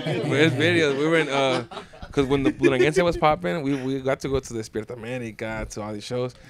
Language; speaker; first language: English; early bilingual, other home language; Spanish